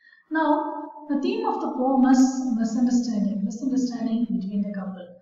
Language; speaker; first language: English; non-native, local second language; Tamil